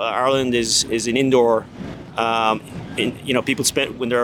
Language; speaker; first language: English; native; English